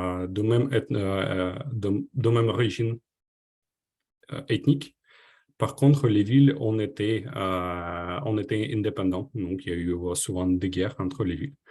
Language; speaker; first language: French; non-native, fluent; Ukrainian